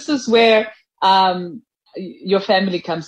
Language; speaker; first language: English; non-native, local second language; Tswana